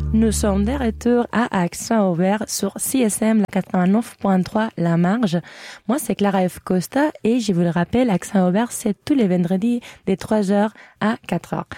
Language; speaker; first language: French; non-native, fluent; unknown